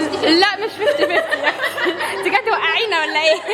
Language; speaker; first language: Arabic; native; Arabic